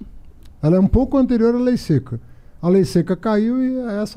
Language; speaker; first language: Portuguese; native; Portuguese